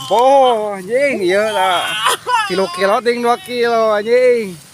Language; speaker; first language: Indonesian; non-native, local second language; Sundanese